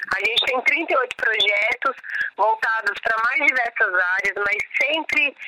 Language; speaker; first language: Portuguese; native; Portuguese